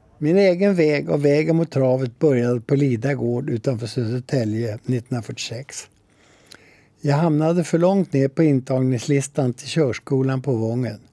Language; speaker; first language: Swedish; native; Swedish